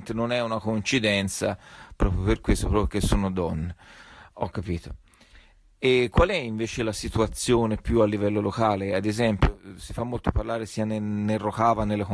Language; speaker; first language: Italian; native; Italian